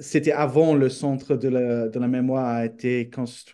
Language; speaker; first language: French; non-native, fluent; English